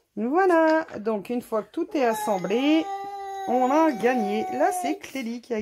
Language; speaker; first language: French; native; French